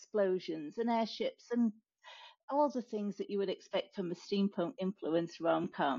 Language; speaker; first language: English; native; English